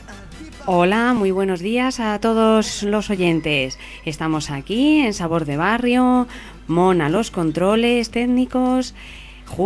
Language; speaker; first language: Spanish; native; Spanish